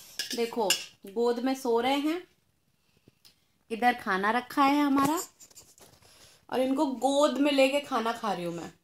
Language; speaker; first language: Hindi; native; Hindi